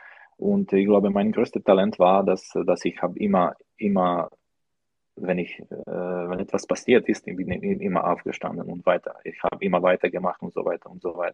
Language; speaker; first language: German; non-native, learner; Slovak